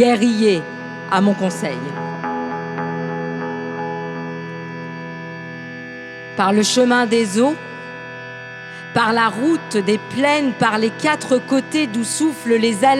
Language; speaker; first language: French; native; French